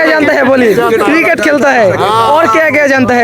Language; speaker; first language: Hindi; non-native, learner; Bangla